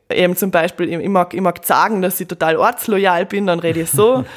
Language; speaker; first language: German; native; German